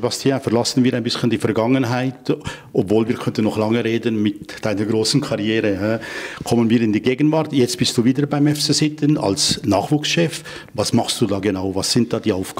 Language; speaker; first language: German; native; German